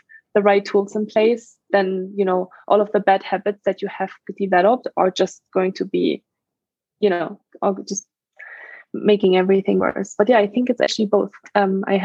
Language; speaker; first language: English; non-native, fluent; German